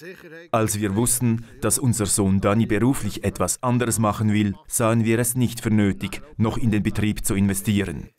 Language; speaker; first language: German; native; German